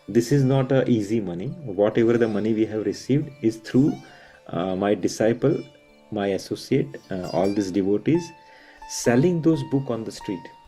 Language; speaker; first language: English; non-native, local second language; Hindi